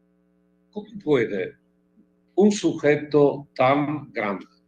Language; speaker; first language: Spanish; non-native, fluent; Italian